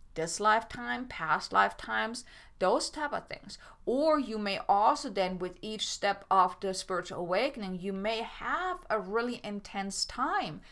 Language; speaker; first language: English; non-native, fluent; German